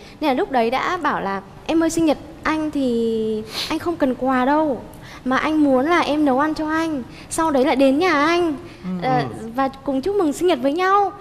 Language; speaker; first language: Vietnamese; native; Vietnamese